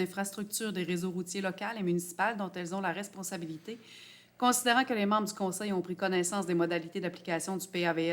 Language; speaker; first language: French; native; French